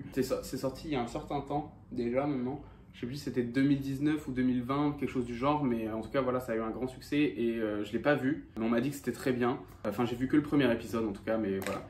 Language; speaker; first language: French; native; French